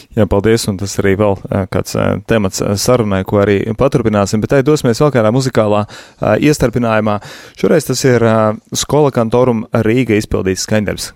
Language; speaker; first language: Latvian; native; Latvian